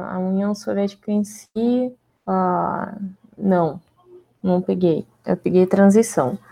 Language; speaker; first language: Portuguese; non-native, fluent; Russian